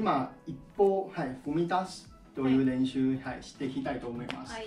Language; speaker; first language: Japanese; non-native, fluent; Chinese